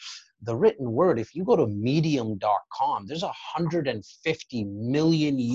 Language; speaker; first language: English; native; English